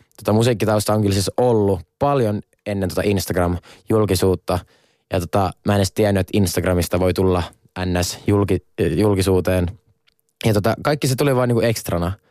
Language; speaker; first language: Finnish; non-native, local second language; Swedish